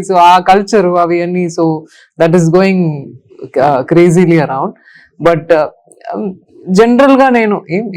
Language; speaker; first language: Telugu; non-native, learner; Tamil